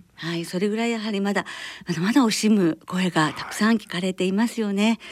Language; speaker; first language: Japanese; native; Japanese